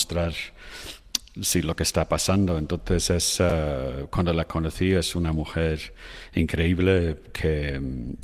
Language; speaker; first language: Spanish; non-native, fluent; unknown